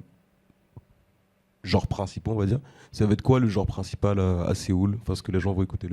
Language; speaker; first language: French; native; French